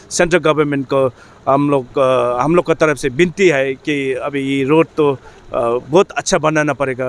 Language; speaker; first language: Hindi; non-native, fluent; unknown